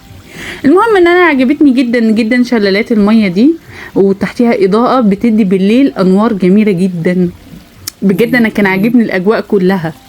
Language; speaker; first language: Arabic; native; Arabic